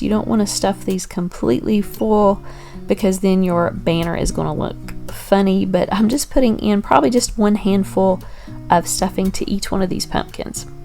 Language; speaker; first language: English; native; English